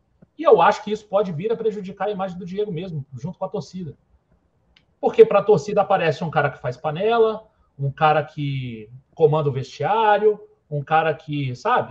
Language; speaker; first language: Portuguese; native; Portuguese